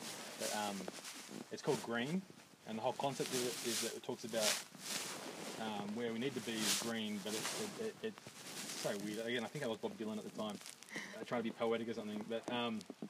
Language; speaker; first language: English; native; English